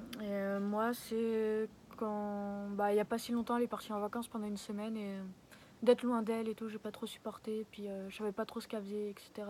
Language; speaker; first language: French; early bilingual, other home language; Spanish